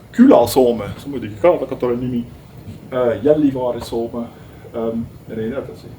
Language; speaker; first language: Estonian; non-native, fluent; Dutch